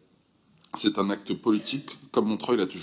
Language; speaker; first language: French; native; French